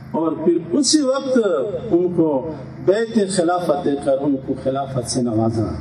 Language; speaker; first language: Urdu; non-native, local second language; Pashto